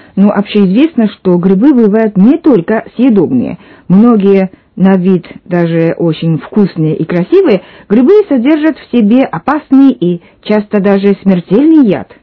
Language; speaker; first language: Russian; non-native, fluent; Japanese